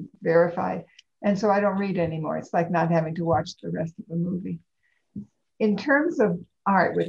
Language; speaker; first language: English; native; English